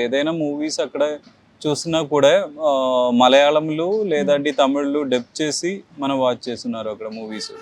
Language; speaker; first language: Telugu; non-native, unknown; Malayalam